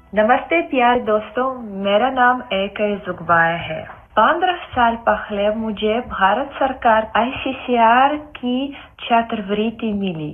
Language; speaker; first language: Hindi; non-native, fluent; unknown